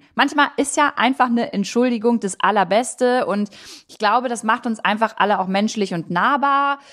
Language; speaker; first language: German; native; German